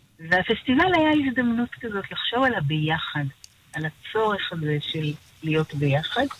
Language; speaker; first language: Hebrew; native; Hebrew